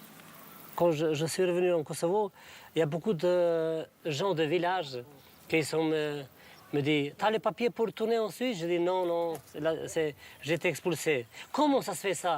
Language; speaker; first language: French; non-native, fluent; Albanian